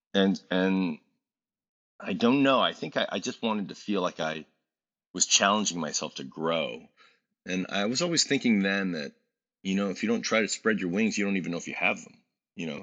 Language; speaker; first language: English; native; English